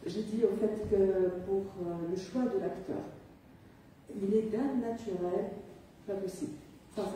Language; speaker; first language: French; non-native, local second language; Arabic